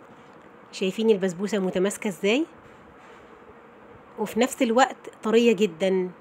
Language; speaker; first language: Arabic; native; Arabic